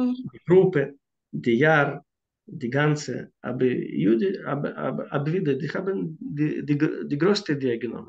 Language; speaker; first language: German; non-native, fluent; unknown